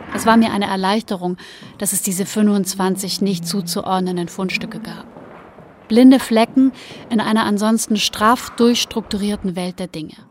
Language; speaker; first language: German; native; German